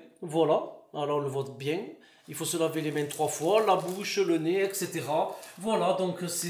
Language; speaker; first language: French; native; French